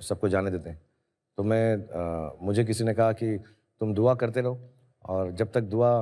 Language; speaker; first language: Hindi; native; Hindi